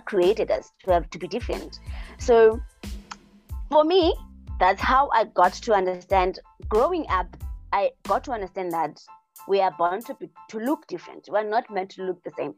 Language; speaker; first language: English; non-native, local second language; Xhosa